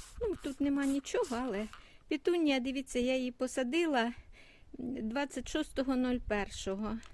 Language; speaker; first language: Ukrainian; non-native, local second language; Russian